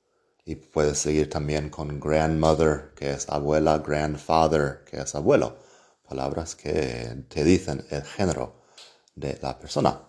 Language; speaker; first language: Spanish; non-native, fluent; English